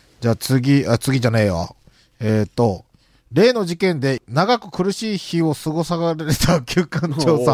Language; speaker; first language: Japanese; native; Japanese